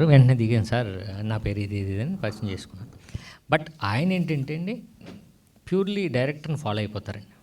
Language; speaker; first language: Telugu; native; Telugu